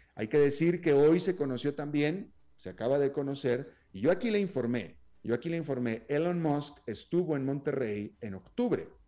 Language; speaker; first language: Spanish; native; Spanish